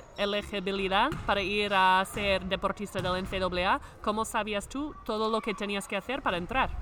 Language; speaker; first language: Spanish; non-native, fluent; English